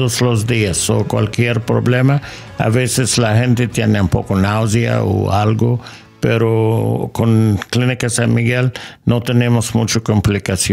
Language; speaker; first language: Spanish; non-native, learner; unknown